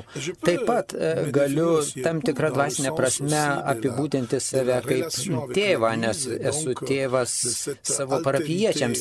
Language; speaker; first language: Lithuanian; non-native, fluent; Italian